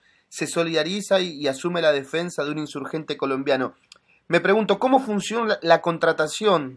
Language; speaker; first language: Spanish; native; Spanish